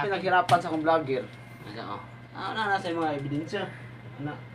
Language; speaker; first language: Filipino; non-native, local second language; Cebuano